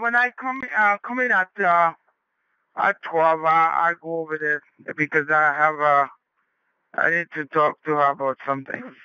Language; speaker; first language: English; early bilingual, other home language; Spanish